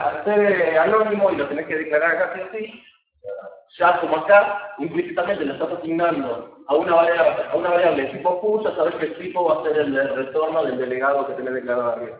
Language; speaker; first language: Spanish; native; Spanish